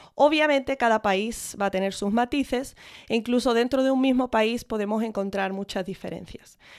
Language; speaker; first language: Spanish; early bilingual, other home language; English